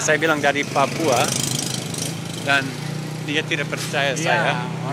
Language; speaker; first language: Indonesian; non-native, learner; English